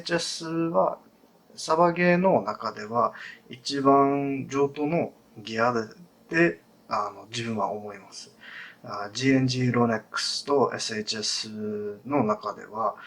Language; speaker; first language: Japanese; non-native, fluent; English